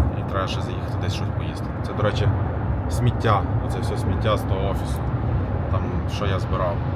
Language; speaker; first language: Ukrainian; non-native, local second language; Russian